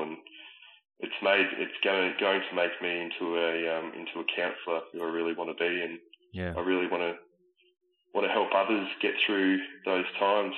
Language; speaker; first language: English; native; English